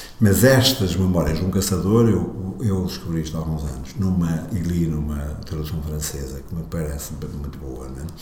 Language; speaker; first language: Portuguese; native; Portuguese